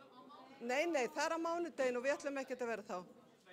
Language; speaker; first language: Icelandic; native; Icelandic